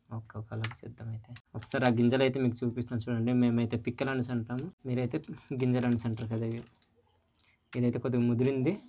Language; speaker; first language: Telugu; non-native, local second language; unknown